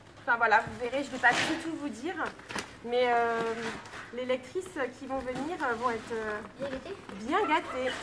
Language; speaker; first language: French; native; French